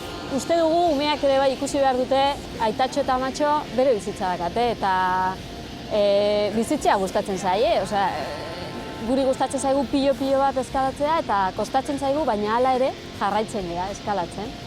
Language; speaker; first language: Basque; non-native, learner; Spanish